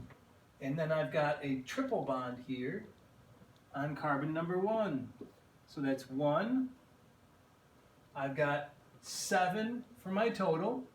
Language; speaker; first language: English; native; English